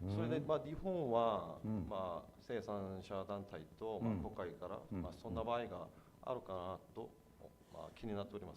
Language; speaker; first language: Japanese; non-native, fluent; Korean